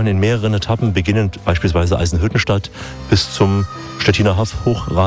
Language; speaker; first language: German; native; German